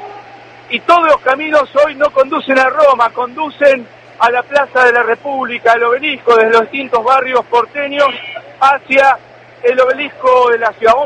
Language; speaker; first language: Spanish; native; Spanish